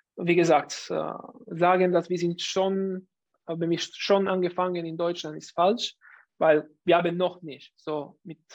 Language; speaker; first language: German; non-native, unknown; Italian